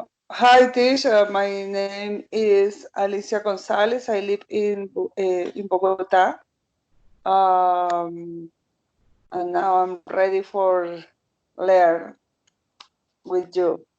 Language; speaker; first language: English; non-native, learner; Spanish